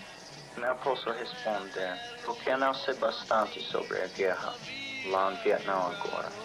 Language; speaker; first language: Portuguese; non-native, fluent; English